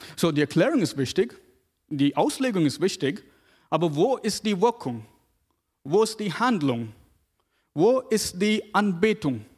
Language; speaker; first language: German; non-native, fluent; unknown